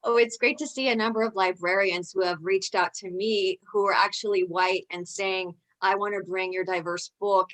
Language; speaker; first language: English; early bilingual, other home language; Spanish